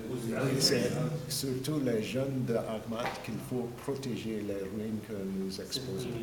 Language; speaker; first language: French; non-native, fluent; English